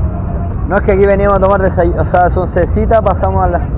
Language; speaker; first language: Spanish; native; Spanish